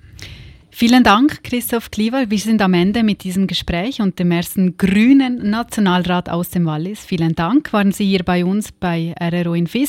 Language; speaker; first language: German; native; German